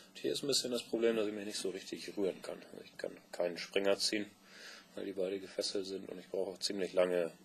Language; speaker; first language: German; native; German